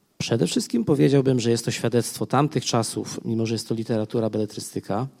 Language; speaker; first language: Polish; native; Polish